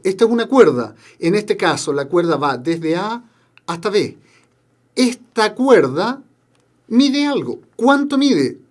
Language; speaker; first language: Spanish; native; Spanish